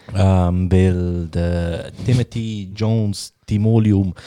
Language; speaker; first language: German; early bilingual, other home language; Bosnian